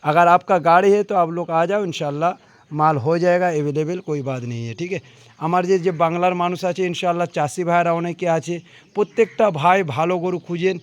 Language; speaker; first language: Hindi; non-native, local second language; Bangla